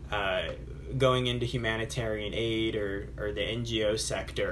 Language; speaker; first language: English; native; English